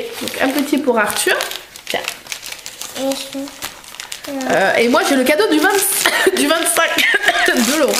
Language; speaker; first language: French; native; French